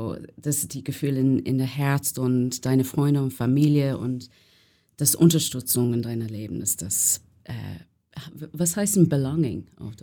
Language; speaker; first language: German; non-native, learner; English